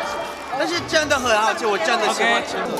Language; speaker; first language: Chinese; non-native, learner; Thai